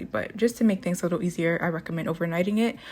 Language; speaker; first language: English; native; English